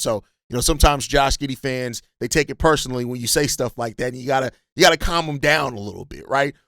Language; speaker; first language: English; native; English